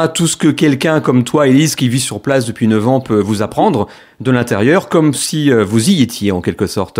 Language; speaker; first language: French; native; French